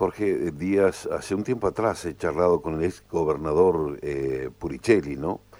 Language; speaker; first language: Spanish; native; Spanish